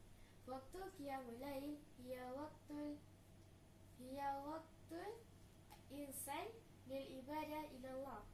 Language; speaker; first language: Arabic; non-native, learner; Indonesian